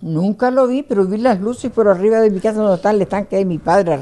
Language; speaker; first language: Spanish; native; Spanish